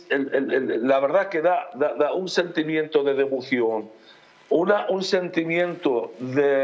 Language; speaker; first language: Spanish; non-native, fluent; Aramaic